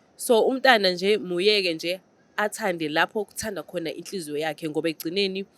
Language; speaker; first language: Zulu; non-native, local second language; Xhosa